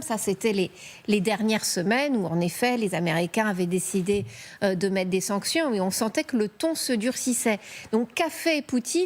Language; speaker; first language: French; native; French